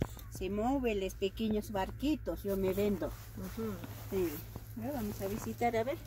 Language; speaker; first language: Spanish; non-native, local second language; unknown